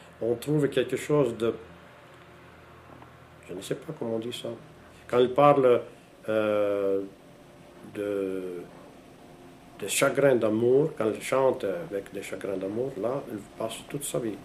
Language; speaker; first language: French; non-native, fluent; Italian